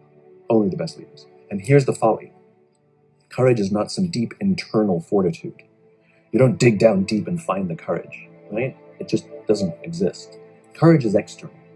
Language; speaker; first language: English; native; English